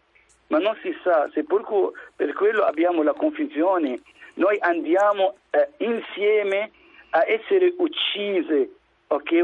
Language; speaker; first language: Italian; non-native, fluent; Arabic